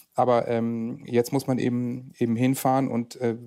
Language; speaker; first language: German; native; German